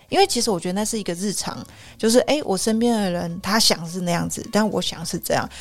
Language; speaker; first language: Chinese; native; Chinese